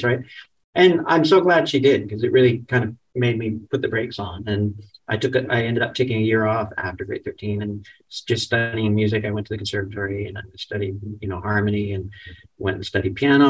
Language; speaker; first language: English; native; English